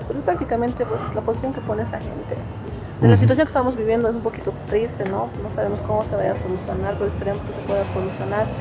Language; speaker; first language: Spanish; native; Spanish